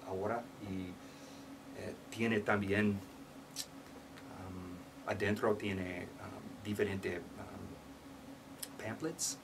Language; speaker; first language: Spanish; non-native, learner; English